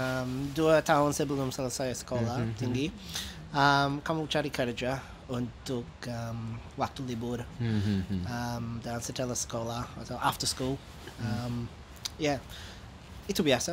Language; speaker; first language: Indonesian; non-native, fluent; English